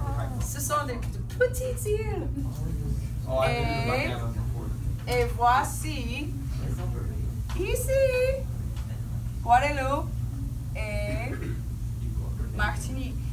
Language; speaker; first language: French; non-native, fluent; English